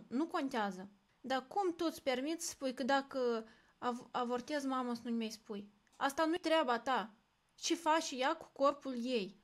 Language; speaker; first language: Romanian; native; Romanian